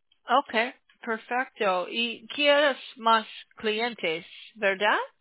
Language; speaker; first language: Spanish; non-native, learner; English